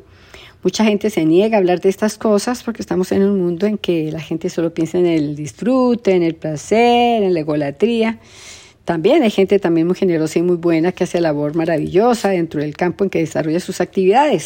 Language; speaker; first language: Spanish; native; Spanish